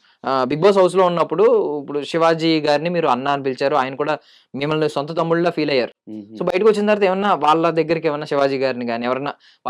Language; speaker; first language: Telugu; native; Telugu